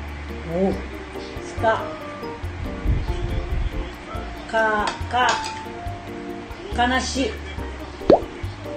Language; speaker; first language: Japanese; non-native, learner; Filipino